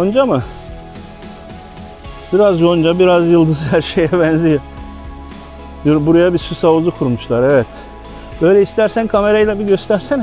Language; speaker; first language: Turkish; native; Turkish